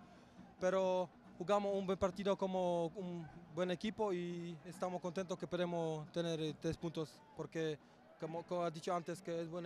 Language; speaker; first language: Spanish; non-native, fluent; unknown